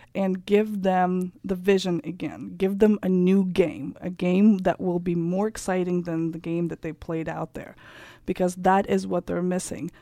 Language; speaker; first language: English; non-native, fluent; Kazakh